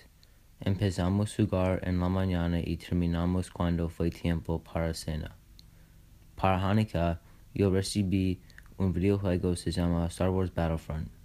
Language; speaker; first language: Spanish; non-native, learner; English